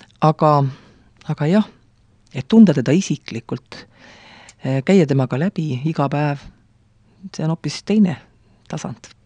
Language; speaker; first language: Estonian; native; Estonian